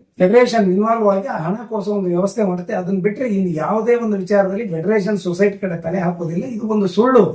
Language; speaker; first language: Kannada; native; Kannada